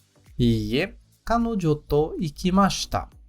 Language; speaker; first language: Japanese; non-native, learner; Portuguese